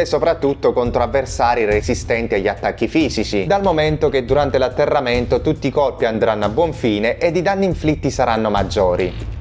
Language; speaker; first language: Italian; native; Italian